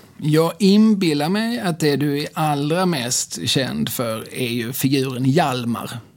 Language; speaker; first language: Swedish; native; Swedish